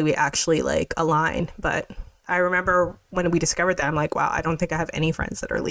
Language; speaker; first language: English; native; English